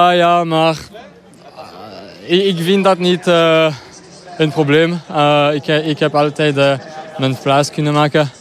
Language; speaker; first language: Dutch; non-native, local second language; French